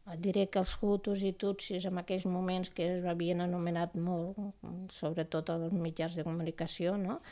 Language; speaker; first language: Catalan; native; Catalan